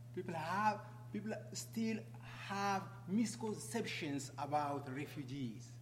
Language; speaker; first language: English; non-native, fluent; Amharic